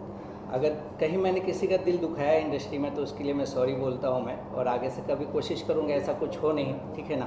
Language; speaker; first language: Hindi; native; Hindi